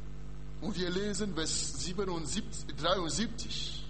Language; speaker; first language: German; non-native, learner; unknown